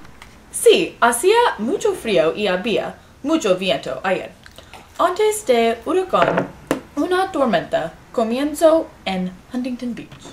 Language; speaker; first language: Spanish; non-native, learner; English